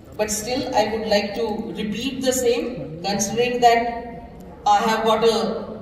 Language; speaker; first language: English; non-native, local second language; Marathi